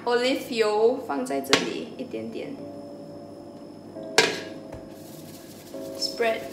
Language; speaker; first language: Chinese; non-native, local second language; Malay